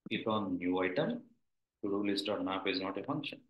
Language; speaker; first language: English; non-native, local second language; Telugu